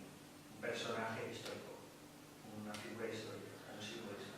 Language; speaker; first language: Spanish; native; Spanish